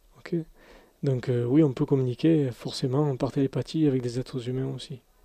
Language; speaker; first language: French; native; French